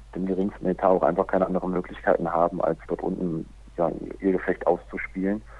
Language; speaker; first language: German; native; German